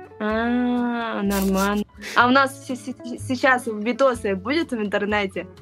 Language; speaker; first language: Russian; non-native, fluent; Chinese